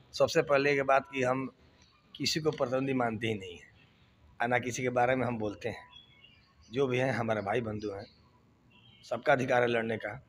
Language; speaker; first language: Hindi; native; Hindi